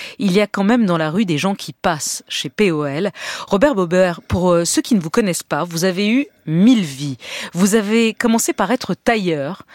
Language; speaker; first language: French; native; French